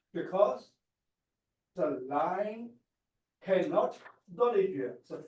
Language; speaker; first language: English; non-native, learner; Chinese